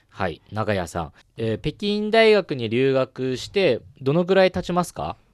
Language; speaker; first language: Japanese; non-native, fluent; Chinese